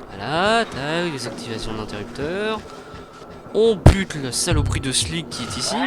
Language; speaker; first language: French; native; French